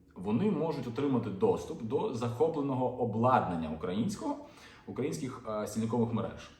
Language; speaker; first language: Ukrainian; non-native, local second language; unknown